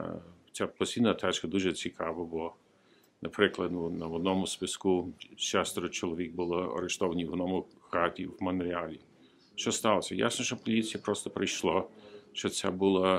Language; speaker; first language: Ukrainian; early bilingual, heritage; Ukrainian